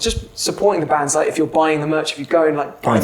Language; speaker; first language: English; native; English